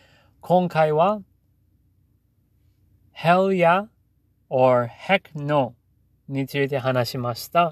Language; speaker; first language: Japanese; non-native, learner; English